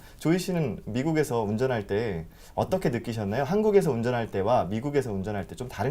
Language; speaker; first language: Korean; native; Korean